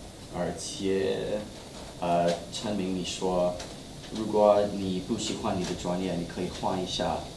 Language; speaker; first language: Chinese; non-native, learner; English